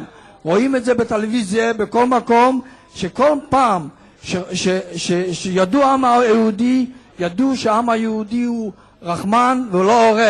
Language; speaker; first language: Hebrew; non-native, fluent; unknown